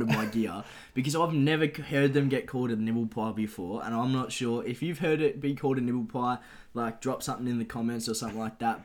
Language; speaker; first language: English; native; English